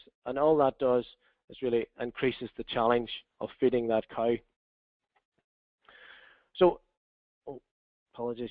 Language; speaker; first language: English; native; English